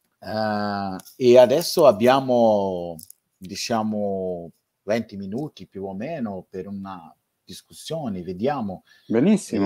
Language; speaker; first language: Italian; non-native, fluent; Portuguese